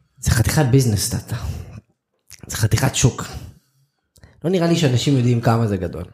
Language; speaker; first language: Hebrew; native; Hebrew